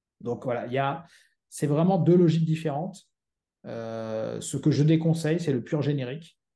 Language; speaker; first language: French; native; French